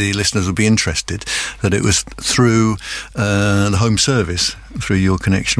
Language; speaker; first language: English; native; English